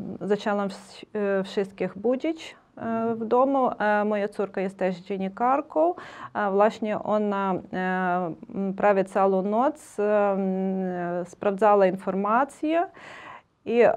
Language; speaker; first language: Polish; non-native, learner; Ukrainian